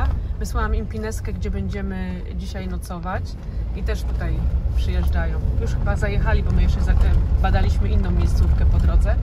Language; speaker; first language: Polish; native; Polish